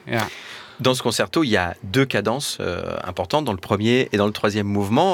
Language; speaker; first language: French; native; French